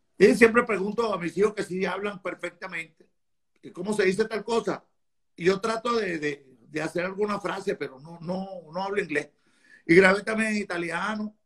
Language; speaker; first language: Spanish; native; Spanish